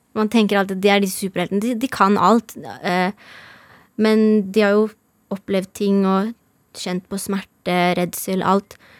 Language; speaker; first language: Norwegian; early bilingual, other home language; Persian